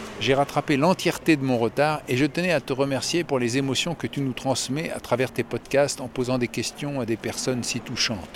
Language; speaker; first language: French; native; French